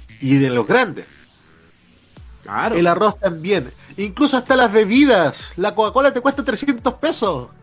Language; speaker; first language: Spanish; native; Spanish